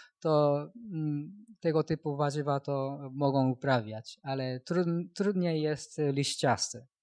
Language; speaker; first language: Polish; non-native, learner; Japanese